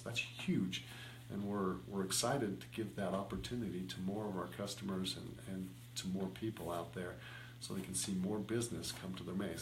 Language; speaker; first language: English; native; English